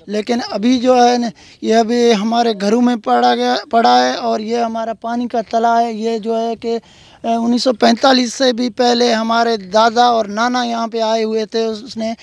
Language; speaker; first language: Urdu; non-native, local second language; Sindhi